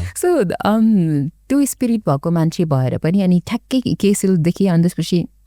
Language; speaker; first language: Nepali; non-native, local second language; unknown